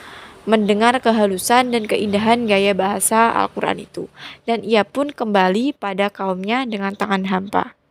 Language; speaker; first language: Indonesian; native; Indonesian